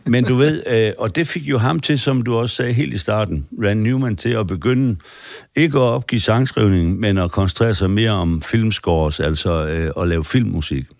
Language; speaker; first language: Danish; native; Danish